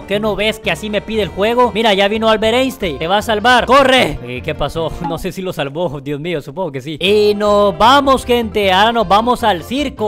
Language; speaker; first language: Spanish; native; Spanish